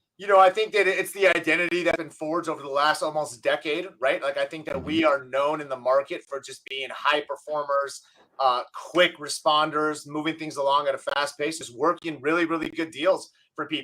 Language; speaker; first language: English; native; English